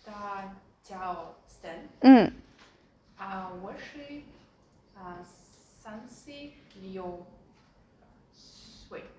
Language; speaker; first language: Chinese; non-native, learner; English